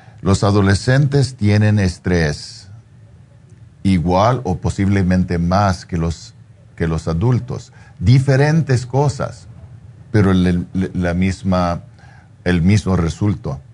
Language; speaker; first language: Spanish; non-native, fluent; English